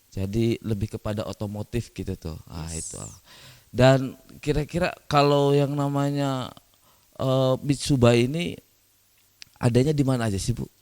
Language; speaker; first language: Indonesian; native; Indonesian